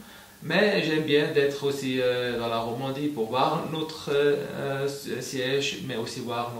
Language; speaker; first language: French; non-native, local second language; German